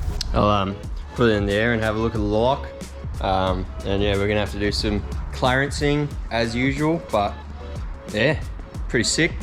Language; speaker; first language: English; native; English